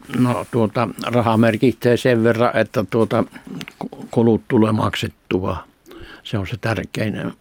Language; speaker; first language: Finnish; native; Finnish